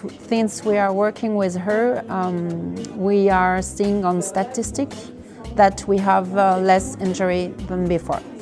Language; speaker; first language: English; non-native, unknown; French